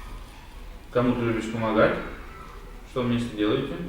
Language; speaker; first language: Russian; native; Russian